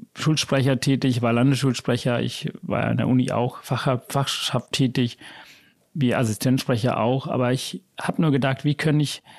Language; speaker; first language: German; early bilingual, other home language; Sinhala